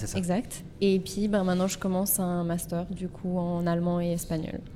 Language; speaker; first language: French; native; French